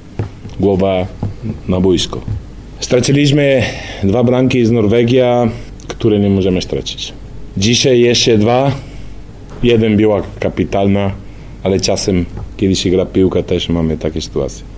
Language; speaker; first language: Polish; non-native, learner; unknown